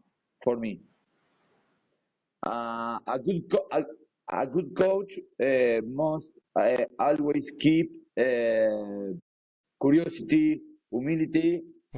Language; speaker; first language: English; non-native, learner; Spanish